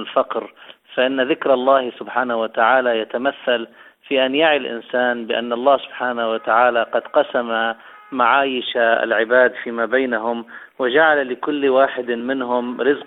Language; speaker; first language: Arabic; native; Arabic